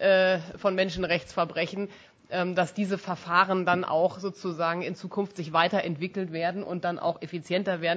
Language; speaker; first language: German; native; German